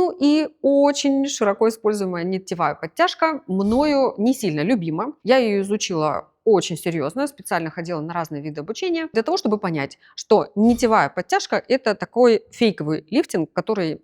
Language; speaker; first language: Russian; native; Russian